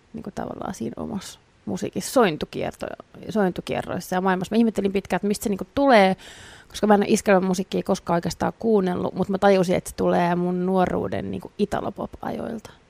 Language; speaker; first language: Finnish; native; Finnish